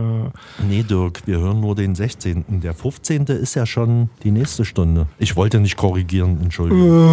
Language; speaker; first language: German; native; German